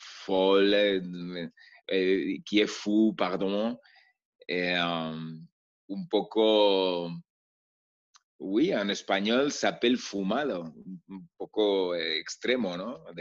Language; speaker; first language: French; non-native, learner; Spanish